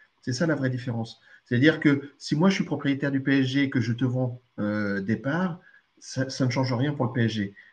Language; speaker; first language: French; early bilingual, other home language; Arabic